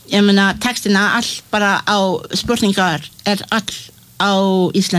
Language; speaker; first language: Icelandic; non-native, learner; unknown